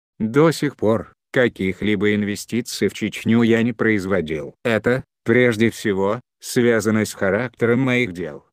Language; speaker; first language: Russian; non-native, local second language; Chechen